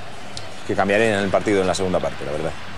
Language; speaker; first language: Spanish; native; Spanish